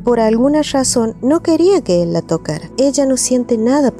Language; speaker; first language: Spanish; native; Spanish